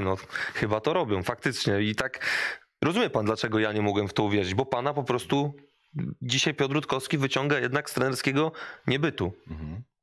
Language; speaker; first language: Polish; native; Polish